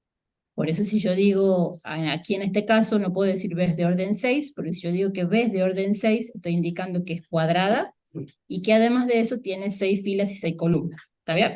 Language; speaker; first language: Spanish; native; Spanish